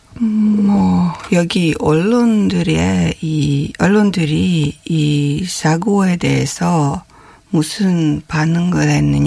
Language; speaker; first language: Korean; non-native, fluent; Hungarian